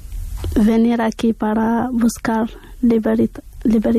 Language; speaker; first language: Spanish; non-native, learner; Arabic